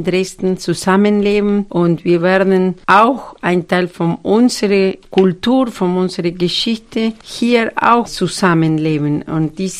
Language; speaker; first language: German; non-native, fluent; Spanish